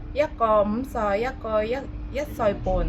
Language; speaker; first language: Cantonese; non-native, learner; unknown